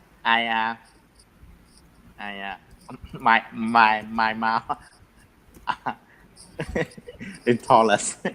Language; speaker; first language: English; non-native, learner; Vietnamese